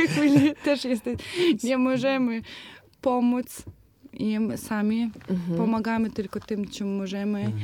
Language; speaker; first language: Polish; non-native, fluent; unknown